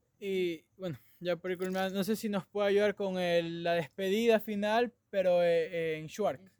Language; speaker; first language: Spanish; native; Spanish